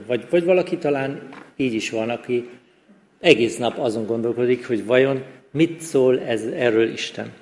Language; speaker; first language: Hungarian; non-native, fluent; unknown